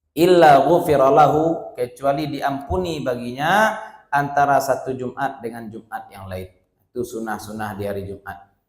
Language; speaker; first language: Malay; non-native, local second language; Minangkabau